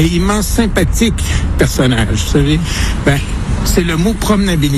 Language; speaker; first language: French; native; French